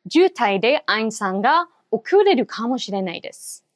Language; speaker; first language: Japanese; non-native, fluent; English